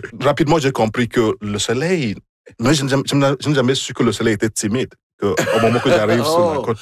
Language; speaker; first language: French; non-native, fluent; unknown